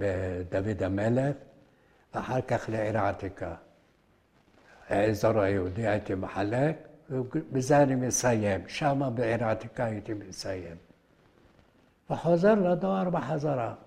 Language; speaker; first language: Hebrew; early bilingual, other home language; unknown